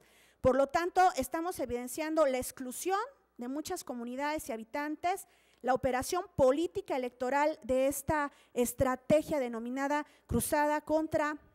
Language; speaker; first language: Spanish; native; Spanish